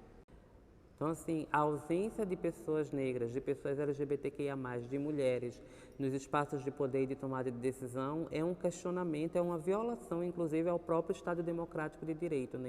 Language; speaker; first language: Portuguese; native; Portuguese